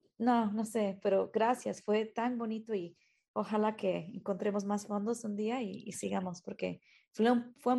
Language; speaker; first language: Spanish; early bilingual, heritage; Spanish